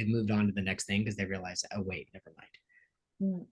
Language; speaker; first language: English; native; English